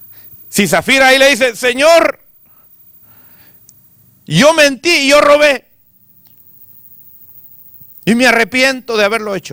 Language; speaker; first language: Spanish; native; Spanish